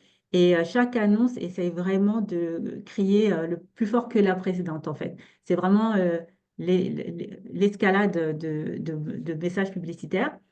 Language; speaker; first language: French; native; French